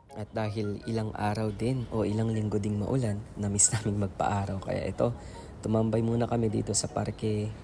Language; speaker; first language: Filipino; non-native, local second language; Iloko